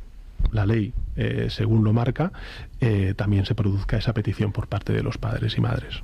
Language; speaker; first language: Spanish; native; Spanish